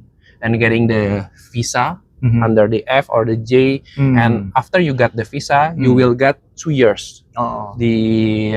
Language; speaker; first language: English; non-native, fluent; Indonesian